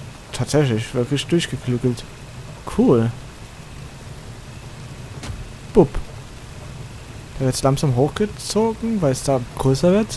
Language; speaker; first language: German; native; German